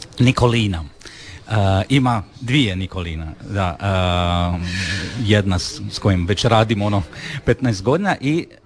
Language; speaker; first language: Croatian; non-native, fluent; Romanian